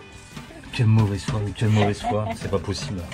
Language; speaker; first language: French; native; French